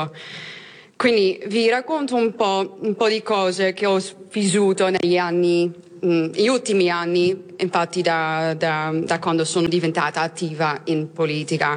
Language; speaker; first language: Italian; non-native, fluent; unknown